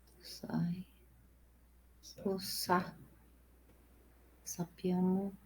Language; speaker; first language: Italian; non-native, learner; Portuguese